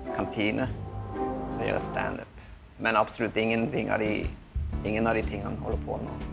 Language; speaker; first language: Norwegian; early bilingual, other home language; Spanish